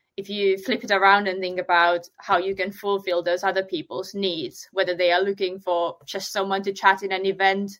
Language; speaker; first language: English; non-native, fluent; Finnish